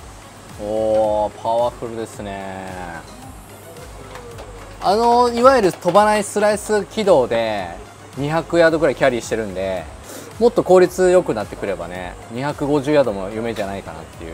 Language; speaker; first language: Japanese; native; Japanese